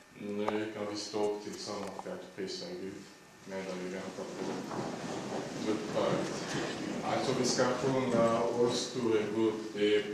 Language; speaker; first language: Swedish; non-native, learner; Lingala